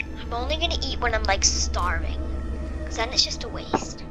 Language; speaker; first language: English; native; English